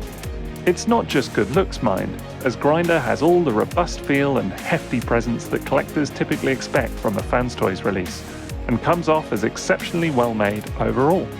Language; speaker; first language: English; native; English